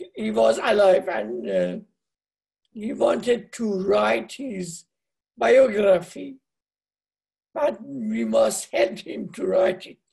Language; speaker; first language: English; non-native, learner; Persian